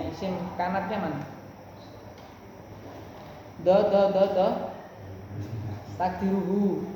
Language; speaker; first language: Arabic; non-native, fluent; Indonesian